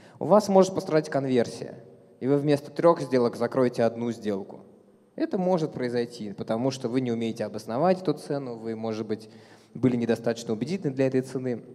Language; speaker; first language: Russian; native; Russian